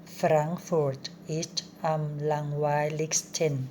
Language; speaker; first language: German; non-native, learner; Thai